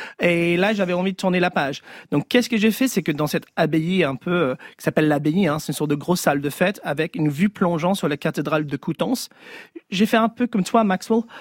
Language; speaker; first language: French; early bilingual, other home language; English